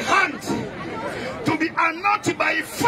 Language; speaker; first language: English; non-native, learner; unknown